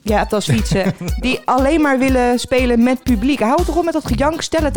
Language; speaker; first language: Dutch; native; Dutch